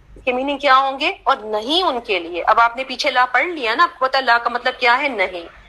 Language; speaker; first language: Urdu; native; Urdu